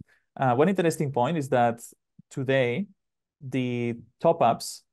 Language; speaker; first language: English; non-native, fluent; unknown